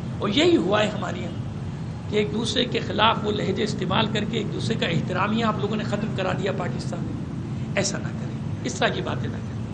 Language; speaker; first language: Urdu; native; Urdu